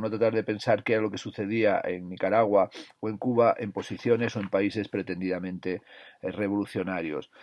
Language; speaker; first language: Spanish; native; Spanish